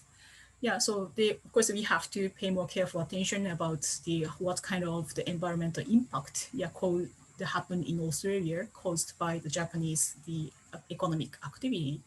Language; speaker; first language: English; non-native, fluent; Japanese